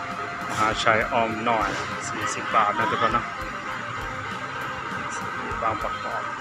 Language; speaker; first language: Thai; non-native, local second language; Lao